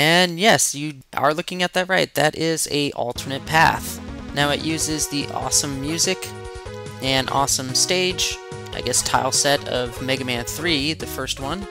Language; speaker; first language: English; native; English